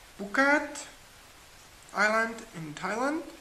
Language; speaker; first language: English; non-native, learner; Czech